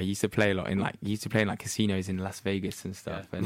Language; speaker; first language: English; native; English